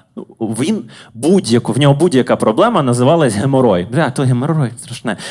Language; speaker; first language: Ukrainian; native; Ukrainian